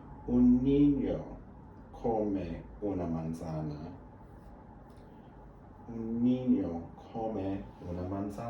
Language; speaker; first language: Spanish; non-native, learner; English